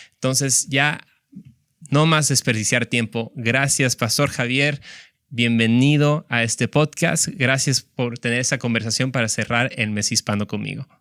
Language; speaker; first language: Spanish; native; Spanish